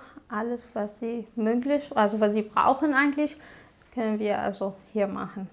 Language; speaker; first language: German; non-native, fluent; Arabic